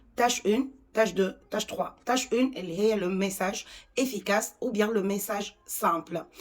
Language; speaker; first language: French; non-native, fluent; Arabic